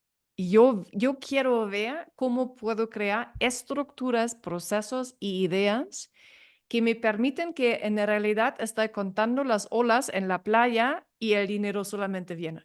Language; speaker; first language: Spanish; non-native, fluent; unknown